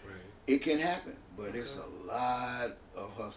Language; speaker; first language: English; native; English